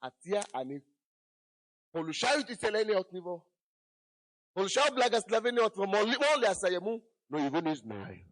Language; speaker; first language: Russian; non-native, fluent; Yoruba